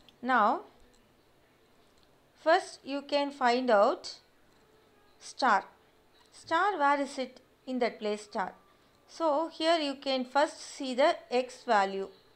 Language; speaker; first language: English; non-native, local second language; Tamil